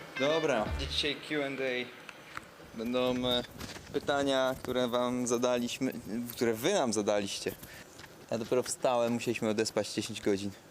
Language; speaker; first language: Polish; native; Polish